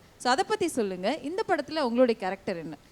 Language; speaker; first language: Tamil; native; Tamil